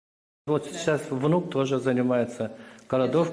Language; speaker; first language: Russian; non-native, local second language; Turkmen